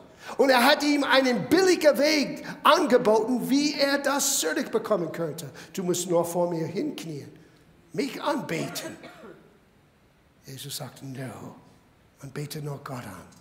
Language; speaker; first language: German; non-native, fluent; English